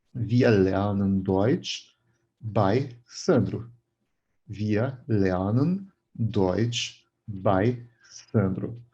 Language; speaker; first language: German; non-native, fluent; Portuguese